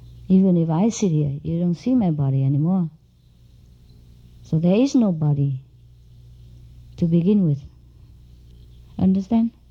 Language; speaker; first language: English; non-native, fluent; Vietnamese